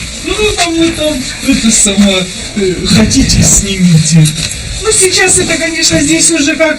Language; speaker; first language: Russian; native; Russian